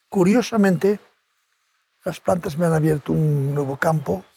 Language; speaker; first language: Spanish; native; Spanish